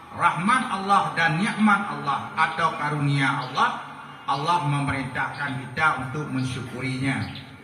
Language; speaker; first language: Malay; non-native, local second language; Achinese